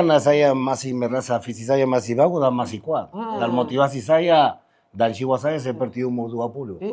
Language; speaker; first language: Indonesian; non-native, fluent; Spanish